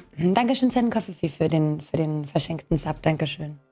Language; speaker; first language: German; native; German